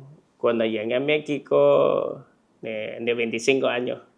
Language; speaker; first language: Spanish; non-native, learner; Chinese